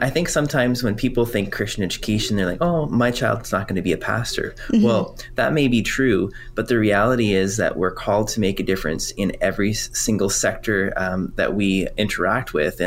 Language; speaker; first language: English; non-native, fluent; French